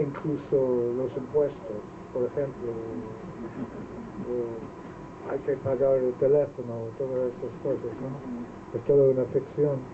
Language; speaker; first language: Spanish; non-native, fluent; Welsh